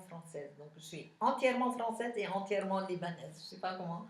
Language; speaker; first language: French; non-native, local second language; Arabic